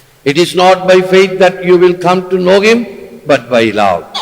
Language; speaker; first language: English; non-native, local second language; Tamil